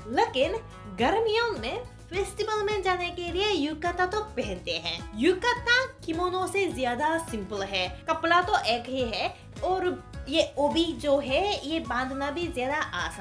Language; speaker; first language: Hindi; non-native, fluent; Japanese